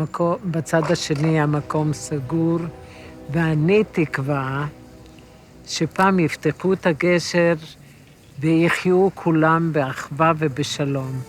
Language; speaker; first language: Hebrew; early bilingual, other home language; Romany